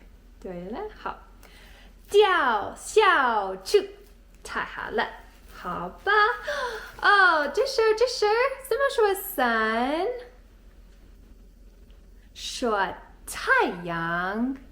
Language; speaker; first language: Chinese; non-native, learner; English